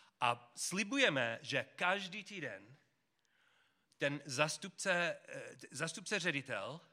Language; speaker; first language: Czech; non-native, learner; English